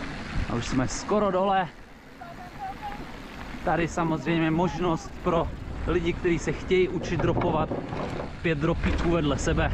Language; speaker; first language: Czech; native; Czech